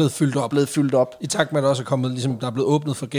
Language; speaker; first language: Danish; native; Danish